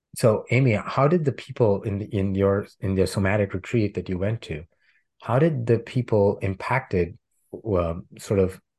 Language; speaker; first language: English; non-native, local second language; Gujarati